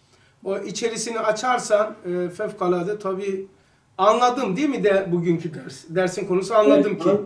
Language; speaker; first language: Turkish; native; Turkish